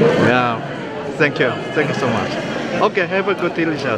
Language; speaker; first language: English; non-native, learner; Korean